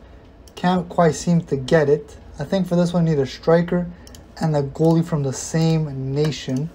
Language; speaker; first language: English; native; English